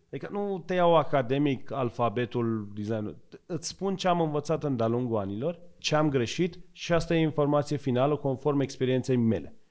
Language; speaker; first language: Romanian; non-native, fluent; Persian